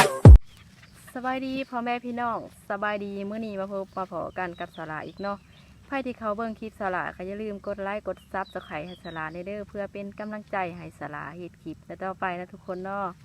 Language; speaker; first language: Lao; non-native, local second language; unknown